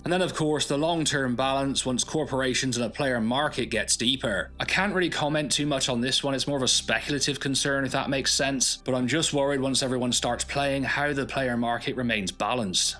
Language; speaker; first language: English; native; English